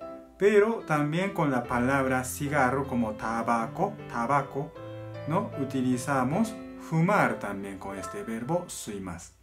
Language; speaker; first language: Spanish; non-native, fluent; Japanese